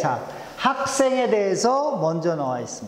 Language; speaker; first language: Korean; non-native, fluent; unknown